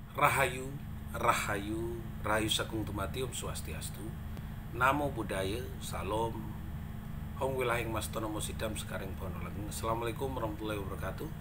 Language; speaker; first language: Indonesian; non-native, local second language; Madurese